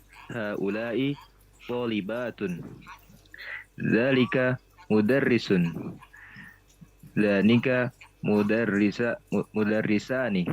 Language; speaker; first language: Arabic; non-native, learner; Indonesian